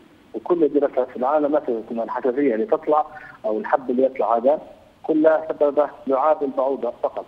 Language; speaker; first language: Arabic; native; Arabic